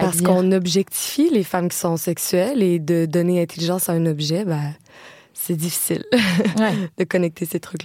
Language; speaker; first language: French; native; French